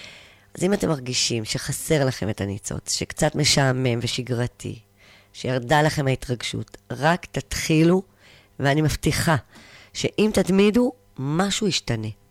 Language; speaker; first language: Hebrew; native; Hebrew